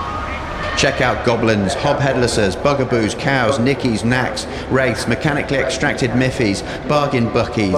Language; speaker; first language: English; native; English